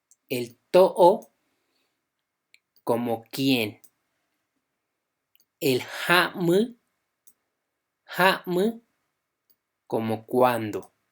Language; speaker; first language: Spanish; non-native, local second language; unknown